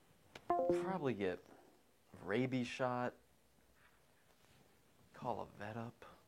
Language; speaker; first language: English; native; English